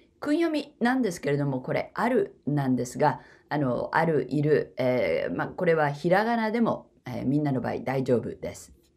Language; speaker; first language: Japanese; native; Japanese